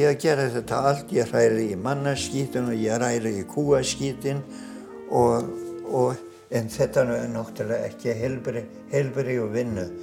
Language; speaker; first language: Icelandic; non-native, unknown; German